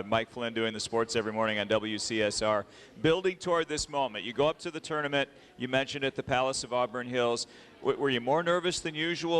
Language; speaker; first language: English; native; English